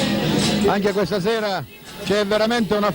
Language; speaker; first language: Italian; native; Italian